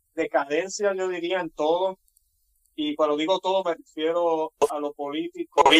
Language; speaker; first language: Spanish; native; Spanish